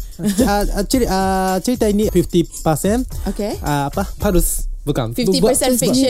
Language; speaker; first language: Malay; non-native, learner; Japanese